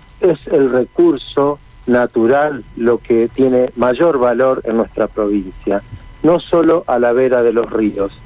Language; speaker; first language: Spanish; native; Spanish